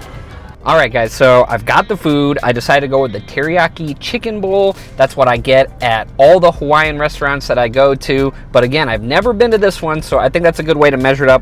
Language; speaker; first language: English; native; English